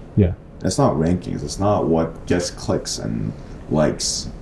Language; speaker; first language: English; non-native, fluent; Korean